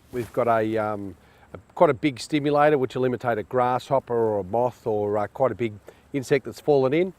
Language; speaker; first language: English; native; English